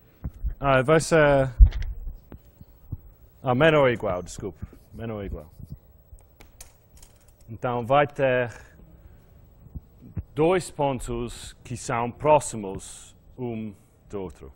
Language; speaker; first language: Portuguese; non-native, fluent; English